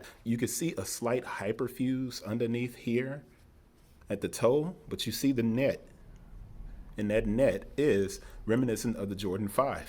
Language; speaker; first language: English; native; English